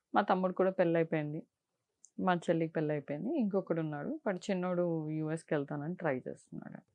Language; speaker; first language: Telugu; non-native, local second language; Tamil